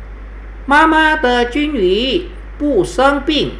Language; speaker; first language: Chinese; non-native, fluent; Thai